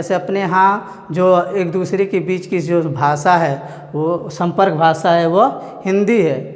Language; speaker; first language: Hindi; native; Hindi